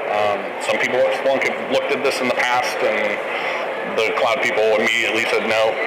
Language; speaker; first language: English; native; English